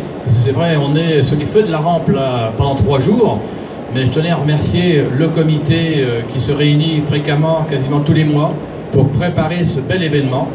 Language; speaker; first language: French; native; French